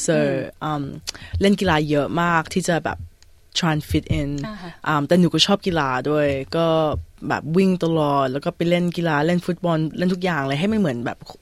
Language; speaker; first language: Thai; early bilingual, heritage; Thai